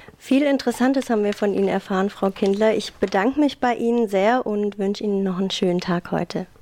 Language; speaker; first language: German; native; German